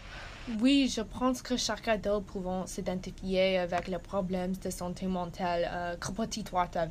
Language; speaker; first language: French; non-native, learner; English